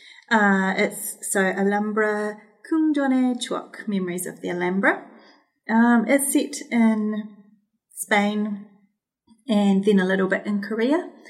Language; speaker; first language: English; native; English